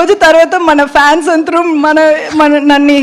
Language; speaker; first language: Telugu; non-native, local second language; Tamil